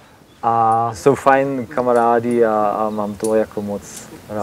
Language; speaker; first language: Czech; non-native, learner; German